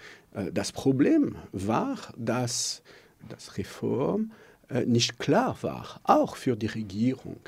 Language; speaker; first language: German; non-native, local second language; French